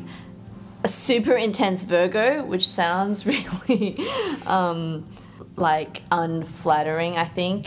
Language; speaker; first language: English; native; English